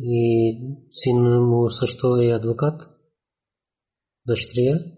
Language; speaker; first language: Bulgarian; non-native, learner; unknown